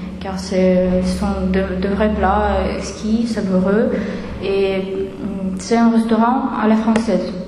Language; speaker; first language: French; non-native, fluent; Russian